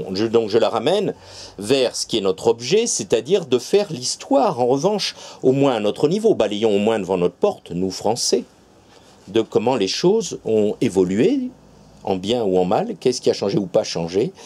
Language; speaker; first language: French; native; French